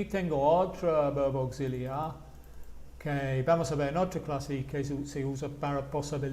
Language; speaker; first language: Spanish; non-native, fluent; English